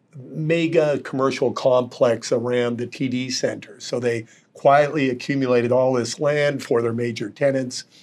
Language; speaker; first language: English; native; English